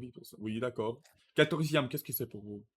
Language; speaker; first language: French; non-native, learner; Russian